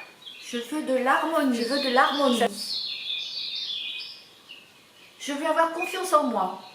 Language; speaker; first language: French; native; French